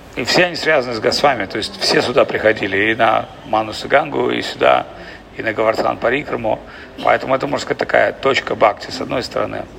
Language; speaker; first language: Russian; native; Russian